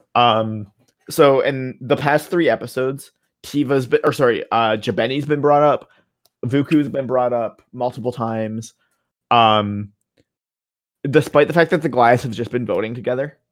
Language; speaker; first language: English; native; English